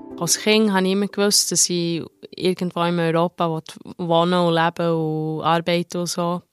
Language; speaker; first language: German; early bilingual, heritage; German